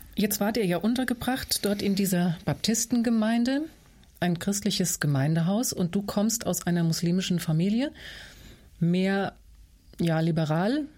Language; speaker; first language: German; native; German